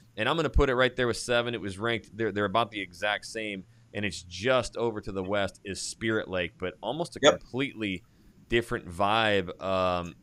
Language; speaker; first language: English; native; English